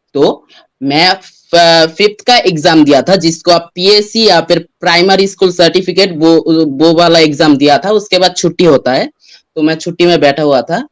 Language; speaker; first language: Hindi; non-native, fluent; Bangla